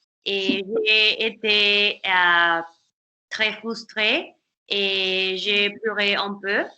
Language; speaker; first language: French; non-native, learner; Spanish